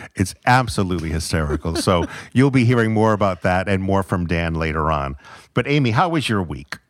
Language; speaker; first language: English; native; English